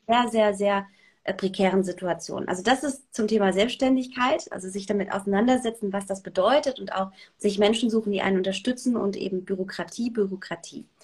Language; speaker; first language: German; early bilingual, other home language; Persian